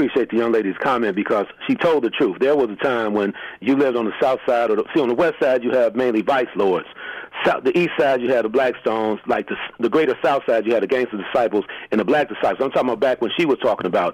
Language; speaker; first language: English; native; English